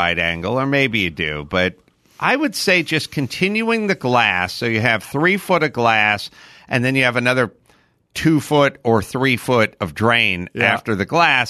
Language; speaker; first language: English; native; English